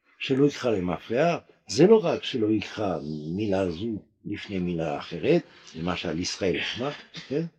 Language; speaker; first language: Hebrew; non-native, fluent; French